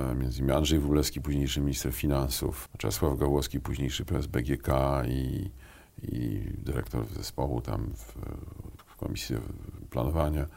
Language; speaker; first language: Polish; native; Polish